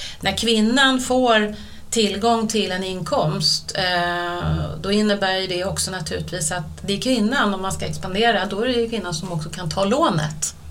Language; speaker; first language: Swedish; native; Swedish